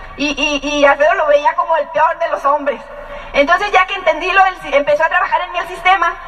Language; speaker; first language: Spanish; native; Spanish